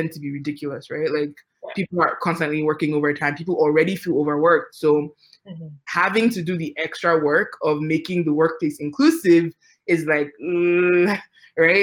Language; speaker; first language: English; non-native, local second language; Yoruba